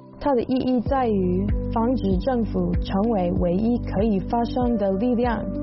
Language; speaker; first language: Chinese; non-native, fluent; English